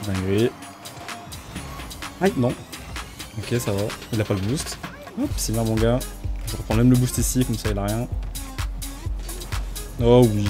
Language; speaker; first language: French; native; French